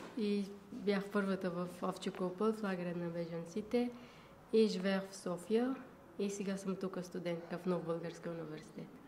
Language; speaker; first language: Bulgarian; non-native, learner; Kurdish